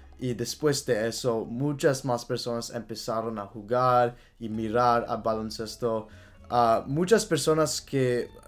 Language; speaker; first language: Spanish; non-native, learner; English